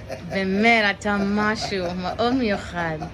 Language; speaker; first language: Hebrew; non-native, learner; English